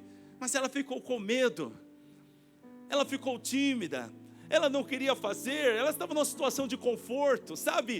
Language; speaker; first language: Portuguese; native; Portuguese